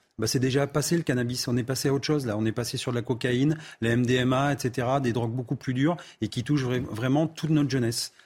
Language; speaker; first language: French; native; French